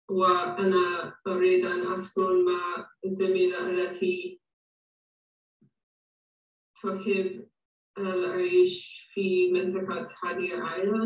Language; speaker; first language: Arabic; non-native, learner; English